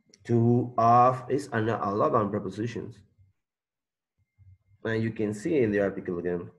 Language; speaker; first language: English; non-native, learner; Spanish